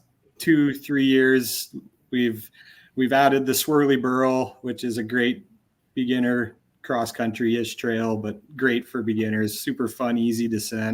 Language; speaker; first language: English; native; English